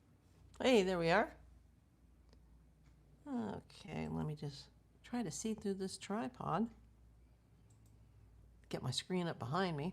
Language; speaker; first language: English; native; English